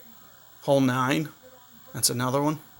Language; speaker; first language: English; native; English